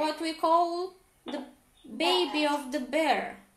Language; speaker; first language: English; non-native, fluent; Romanian